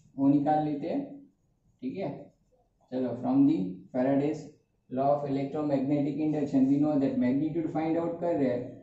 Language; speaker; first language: Hindi; non-native, local second language; Gujarati